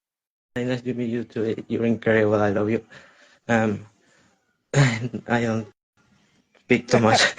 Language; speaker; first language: English; non-native, learner; Spanish